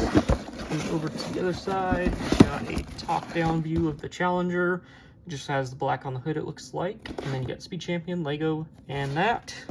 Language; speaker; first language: English; native; English